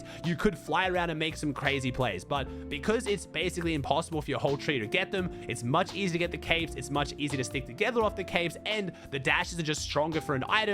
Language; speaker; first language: English; native; English